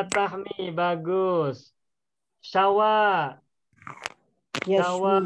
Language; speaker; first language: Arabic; non-native, fluent; Indonesian